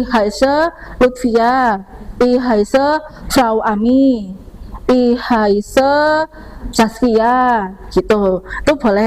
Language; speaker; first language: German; non-native, fluent; Indonesian